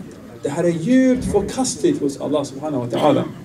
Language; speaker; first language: Swedish; non-native, fluent; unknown